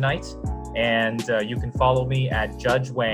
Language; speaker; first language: English; native; English